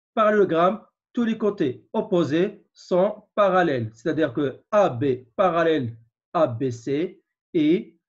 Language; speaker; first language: French; non-native, local second language; Arabic